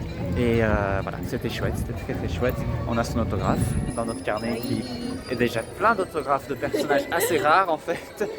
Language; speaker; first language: French; native; French